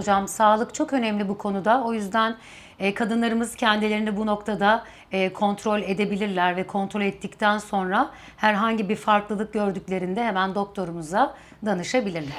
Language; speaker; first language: Turkish; native; Turkish